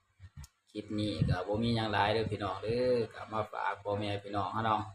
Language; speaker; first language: Thai; non-native, local second language; Lao